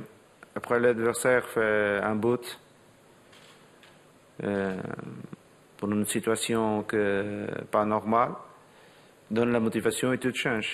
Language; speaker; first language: French; non-native, learner; Portuguese